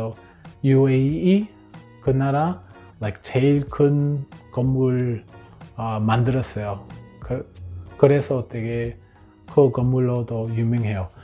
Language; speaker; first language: Korean; non-native, learner; English